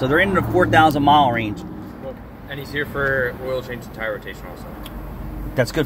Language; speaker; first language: English; native; English